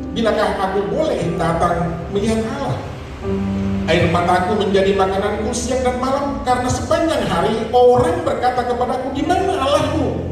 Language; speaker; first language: Indonesian; native; Indonesian